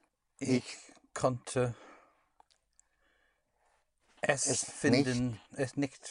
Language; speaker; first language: German; non-native, learner; English